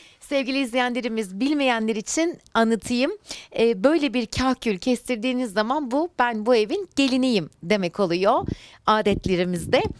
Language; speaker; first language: Turkish; native; Turkish